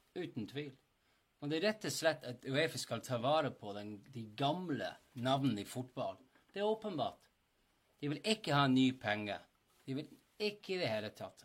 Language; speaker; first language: Norwegian; non-native, fluent; English